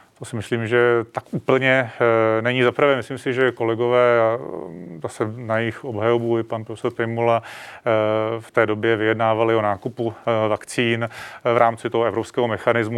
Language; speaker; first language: Czech; native; Czech